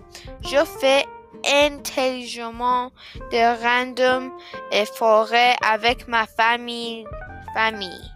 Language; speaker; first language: French; non-native, learner; English